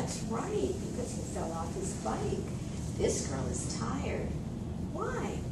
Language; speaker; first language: English; native; English